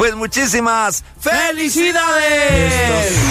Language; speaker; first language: Spanish; native; Spanish